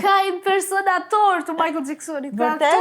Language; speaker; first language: Albanian; early bilingual, heritage; Albanian